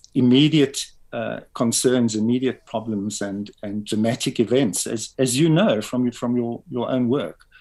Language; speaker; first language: English; native; English